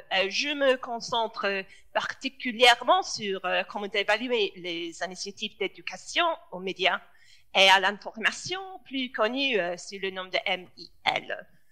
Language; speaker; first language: French; non-native, learner; English